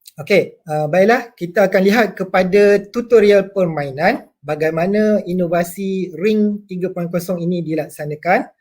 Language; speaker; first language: Malay; native; Malay